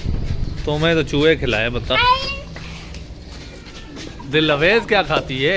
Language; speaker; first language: Urdu; native; Urdu